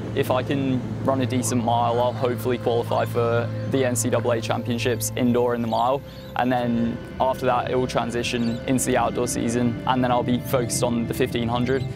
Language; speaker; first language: English; native; English